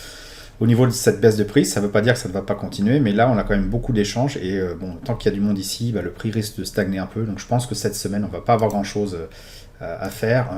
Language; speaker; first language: French; native; French